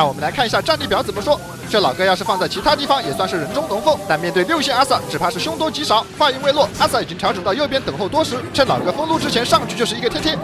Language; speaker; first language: Chinese; native; Chinese